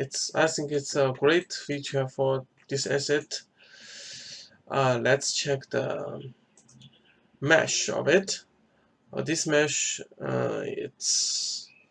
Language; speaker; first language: English; non-native, fluent; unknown